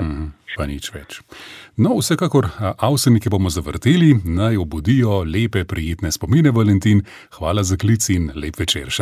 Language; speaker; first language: Slovenian; native; Slovenian